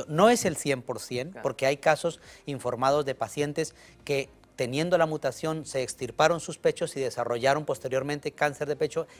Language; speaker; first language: Spanish; native; Spanish